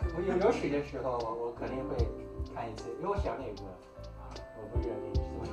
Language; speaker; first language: Chinese; early bilingual, heritage; English